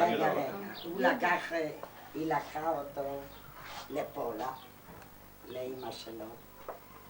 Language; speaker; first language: Hebrew; non-native, fluent; Yiddish